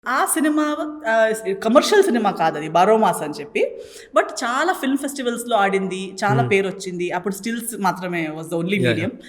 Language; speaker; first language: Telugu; non-native, fluent; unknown